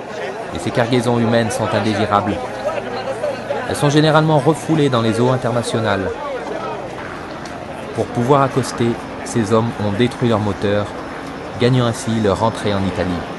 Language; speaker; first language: French; native; French